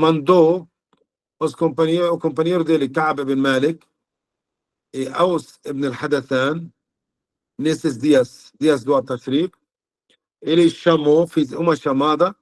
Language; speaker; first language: Portuguese; non-native, learner; Arabic